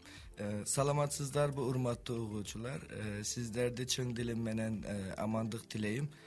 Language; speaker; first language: Kyrgyz; non-native, learner; Turkish